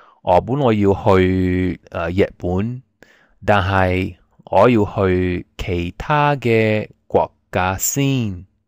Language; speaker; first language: Cantonese; non-native, fluent; English